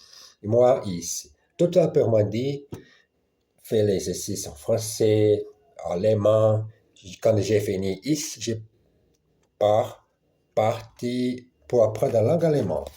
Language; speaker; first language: French; non-native, learner; Portuguese